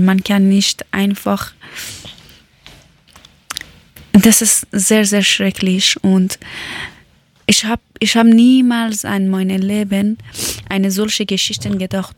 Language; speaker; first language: German; non-native, learner; Persian